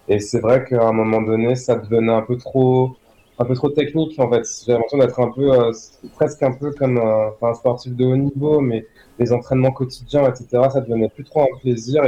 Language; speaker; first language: French; native; French